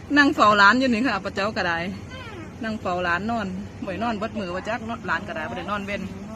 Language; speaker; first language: Thai; native; Thai